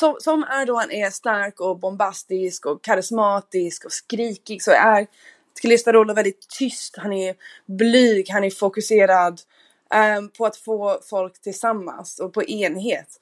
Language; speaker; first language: Swedish; non-native, fluent; English